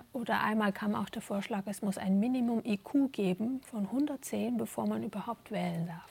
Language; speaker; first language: German; native; German